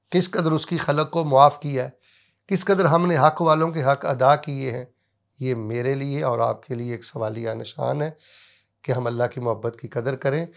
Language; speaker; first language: Urdu; native; Urdu